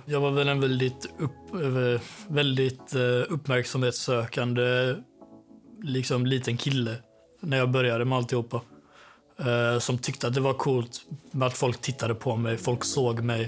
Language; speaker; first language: Swedish; native; Swedish